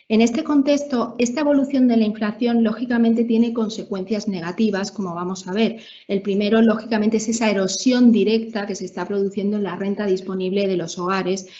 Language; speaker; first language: Spanish; native; Spanish